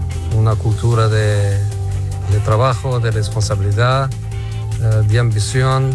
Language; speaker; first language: Spanish; non-native, fluent; Portuguese